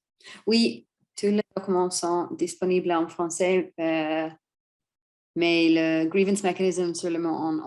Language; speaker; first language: French; non-native, learner; English